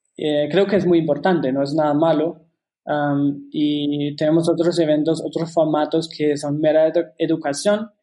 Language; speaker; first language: Spanish; non-native, fluent; German